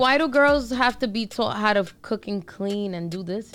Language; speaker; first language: English; early bilingual, other home language; Spanish